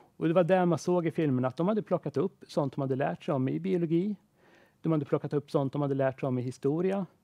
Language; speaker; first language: Swedish; native; Swedish